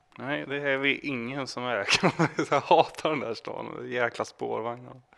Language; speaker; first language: Swedish; native; Swedish